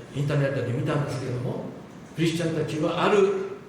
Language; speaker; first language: Japanese; non-native, fluent; English